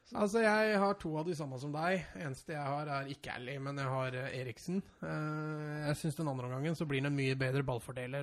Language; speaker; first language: Norwegian; native; Norwegian